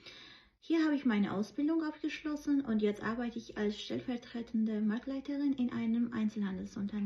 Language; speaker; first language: German; non-native, fluent; Armenian